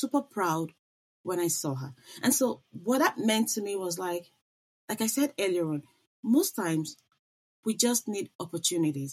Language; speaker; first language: English; non-native, local second language; Igbo